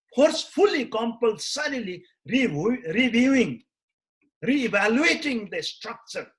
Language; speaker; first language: English; non-native, local second language; Nepali